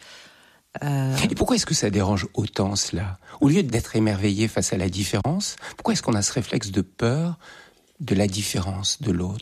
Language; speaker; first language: French; native; French